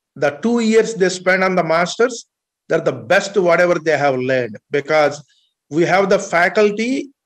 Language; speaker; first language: English; non-native, local second language; Telugu